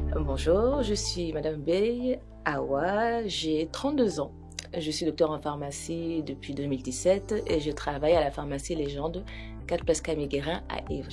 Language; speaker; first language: French; non-native, local second language; Wolof